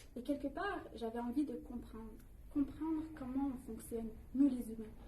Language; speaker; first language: French; early bilingual, other home language; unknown